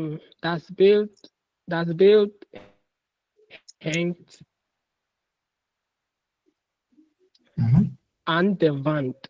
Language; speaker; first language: German; non-native, learner; Akan